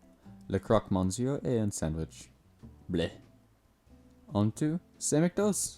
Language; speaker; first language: French; non-native, learner; English